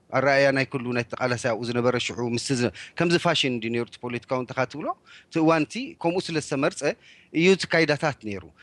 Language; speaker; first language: Tigrinya; native; Tigrinya